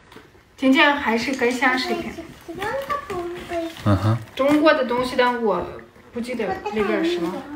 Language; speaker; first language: Chinese; non-native, learner; Russian